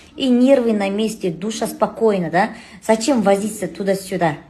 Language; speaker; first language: Russian; non-native, local second language; Kazakh